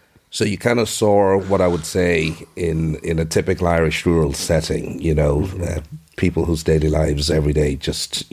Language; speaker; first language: English; non-native, local second language; Igbo